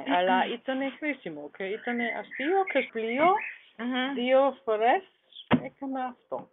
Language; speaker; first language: Greek; non-native, learner; German